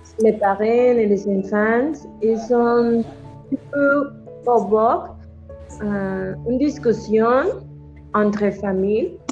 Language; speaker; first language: French; non-native, learner; Spanish